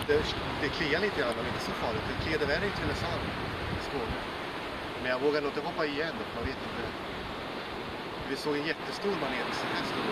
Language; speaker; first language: Swedish; native; Swedish